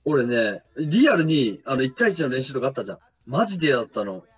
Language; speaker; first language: Japanese; native; Japanese